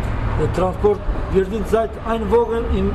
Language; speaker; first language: German; non-native, learner; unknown